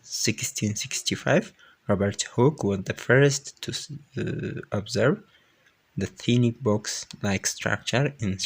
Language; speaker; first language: English; non-native, local second language; Amharic